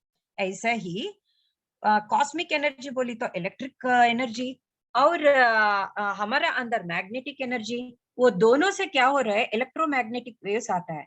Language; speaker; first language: Hindi; non-native, local second language; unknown